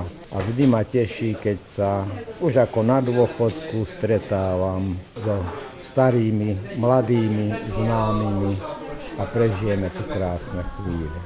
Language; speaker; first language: Slovak; native; Slovak